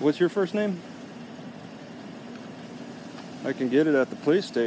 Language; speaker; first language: English; native; English